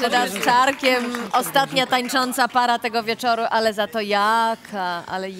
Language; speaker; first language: Polish; native; Polish